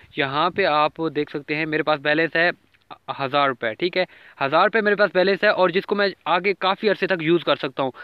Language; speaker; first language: Urdu; non-native, local second language; Punjabi